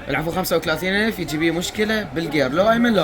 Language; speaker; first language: Arabic; native; Arabic